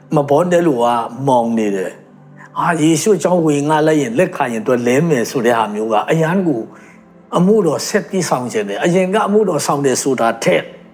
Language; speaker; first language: Burmese; non-native, local second language; Tedim Chin